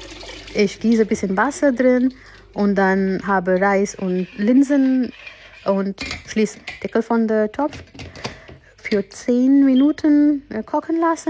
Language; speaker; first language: German; non-native, learner; Gujarati